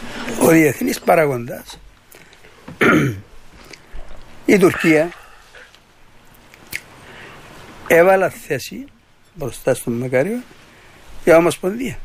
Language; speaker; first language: Greek; native; Greek